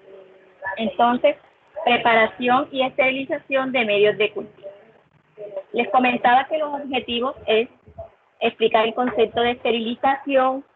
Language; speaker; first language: Spanish; native; Spanish